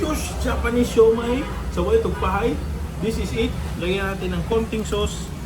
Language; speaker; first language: Filipino; native; Filipino